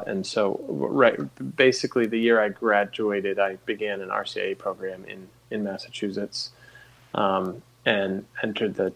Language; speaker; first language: English; native; English